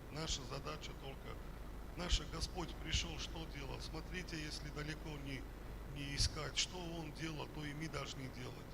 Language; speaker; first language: Russian; non-native, fluent; Armenian